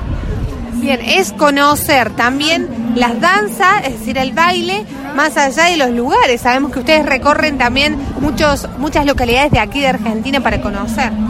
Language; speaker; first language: Spanish; native; Spanish